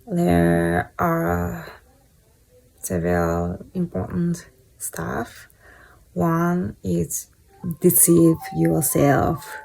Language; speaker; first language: English; non-native, fluent; Japanese